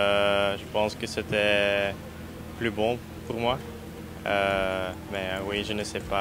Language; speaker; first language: French; non-native, learner; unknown